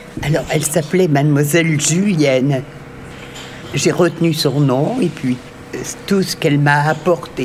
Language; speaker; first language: French; native; French